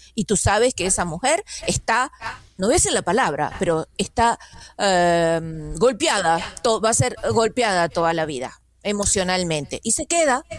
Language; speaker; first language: Spanish; native; Spanish